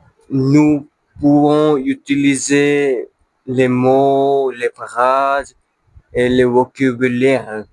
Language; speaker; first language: French; non-native, learner; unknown